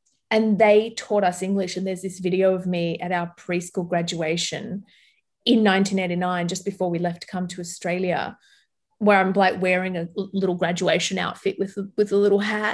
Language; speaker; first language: English; early bilingual, other home language; Arabic